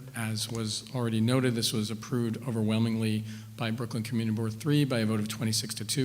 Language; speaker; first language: English; native; English